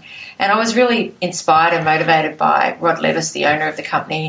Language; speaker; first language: English; native; English